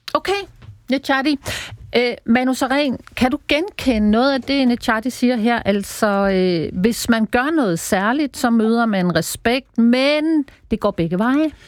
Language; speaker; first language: Danish; native; Danish